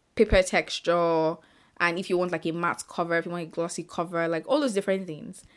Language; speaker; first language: English; non-native, local second language; Yoruba